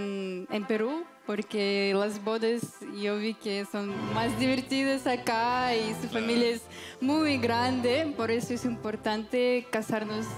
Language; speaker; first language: Spanish; non-native, learner; English